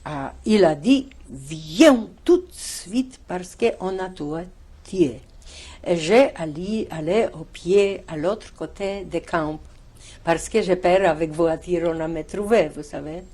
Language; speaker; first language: French; non-native, learner; Polish